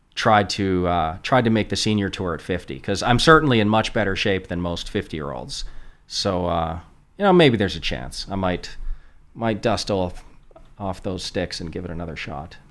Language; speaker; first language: English; native; English